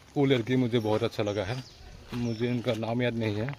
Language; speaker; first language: Hindi; non-native, local second language; Assamese